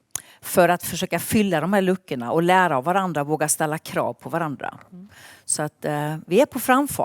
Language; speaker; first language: Swedish; native; Swedish